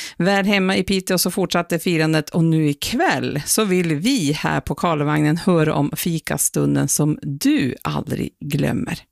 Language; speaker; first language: Swedish; native; Swedish